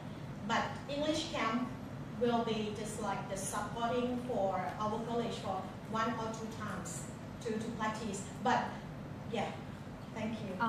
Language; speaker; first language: English; non-native, fluent; Thai